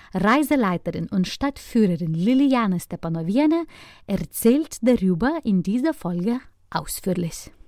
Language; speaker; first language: German; non-native, fluent; Lithuanian